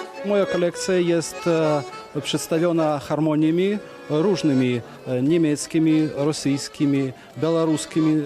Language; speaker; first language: Polish; non-native, learner; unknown